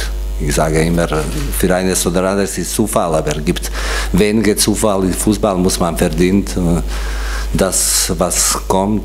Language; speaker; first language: German; non-native, fluent; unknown